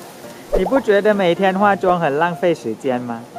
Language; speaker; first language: Chinese; non-native, fluent; Thai